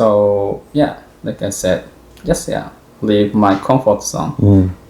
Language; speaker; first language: English; non-native, fluent; Japanese